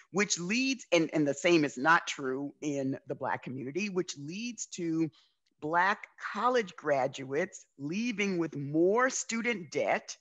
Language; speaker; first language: English; native; English